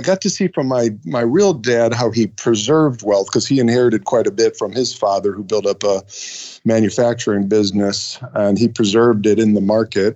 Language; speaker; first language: English; native; English